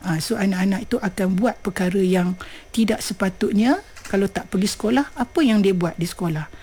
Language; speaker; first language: Malay; native; Malay